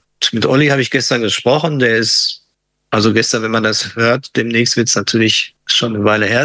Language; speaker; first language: German; native; German